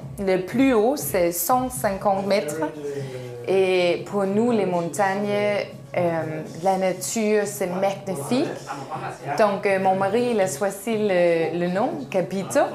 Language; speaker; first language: French; non-native, learner; Danish